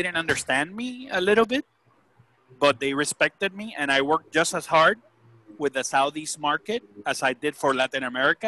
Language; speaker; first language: English; non-native, fluent; Spanish